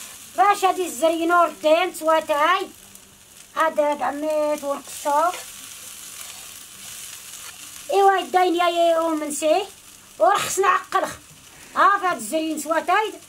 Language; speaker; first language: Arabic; non-native, local second language; Central Atlas Tamazight